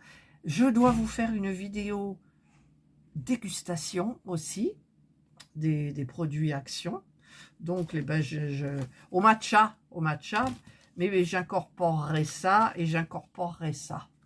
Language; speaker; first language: French; native; French